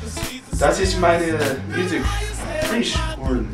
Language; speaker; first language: German; non-native, learner; English